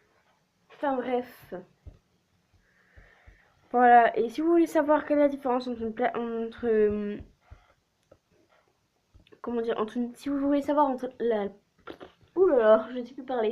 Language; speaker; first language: French; native; French